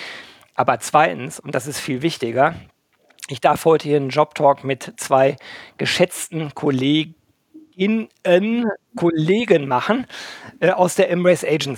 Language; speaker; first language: German; native; German